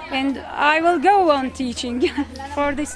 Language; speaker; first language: English; non-native, learner; Turkish